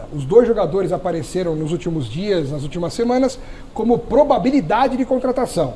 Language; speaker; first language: Portuguese; native; Portuguese